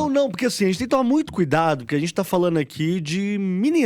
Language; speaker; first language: Portuguese; native; Portuguese